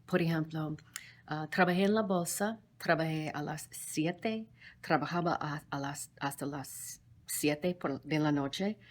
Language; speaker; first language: Spanish; non-native, fluent; English